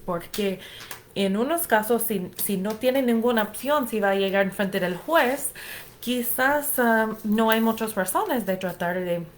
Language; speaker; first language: Spanish; non-native, fluent; English